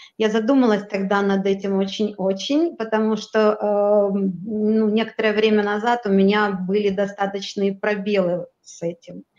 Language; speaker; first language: Russian; native; Russian